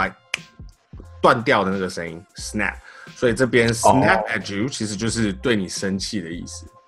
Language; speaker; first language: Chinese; native; Chinese